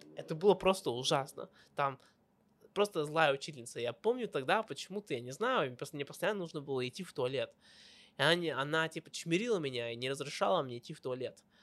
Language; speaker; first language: Russian; early bilingual, heritage; Russian